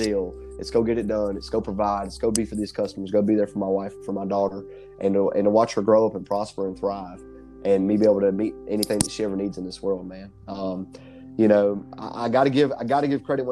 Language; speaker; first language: English; native; English